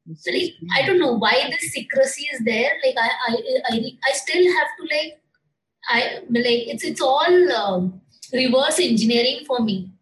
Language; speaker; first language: English; non-native, local second language; Marathi